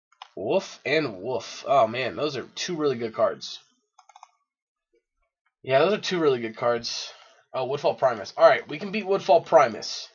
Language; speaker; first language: English; native; English